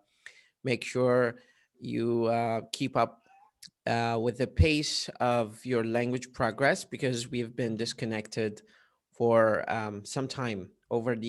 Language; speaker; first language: English; non-native, fluent; Arabic